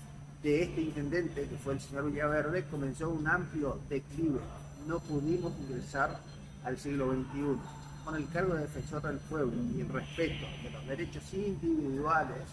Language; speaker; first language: Spanish; native; Spanish